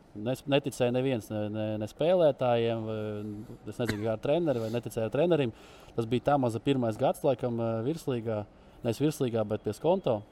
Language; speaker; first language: Latvian; native; Latvian